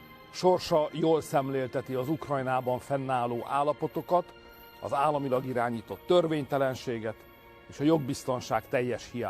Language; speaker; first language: Hungarian; native; Hungarian